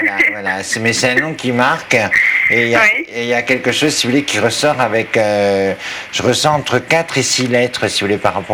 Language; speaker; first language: French; native; French